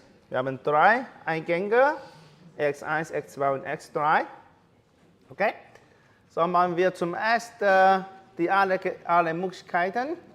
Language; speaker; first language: German; non-native, learner; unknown